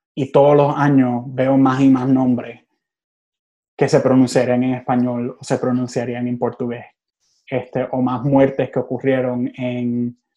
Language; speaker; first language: Spanish; early bilingual, other home language; English